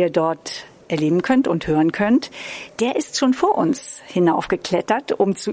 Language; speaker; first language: German; native; German